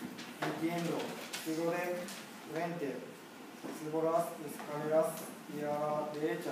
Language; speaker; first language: Spanish; non-native, learner; Japanese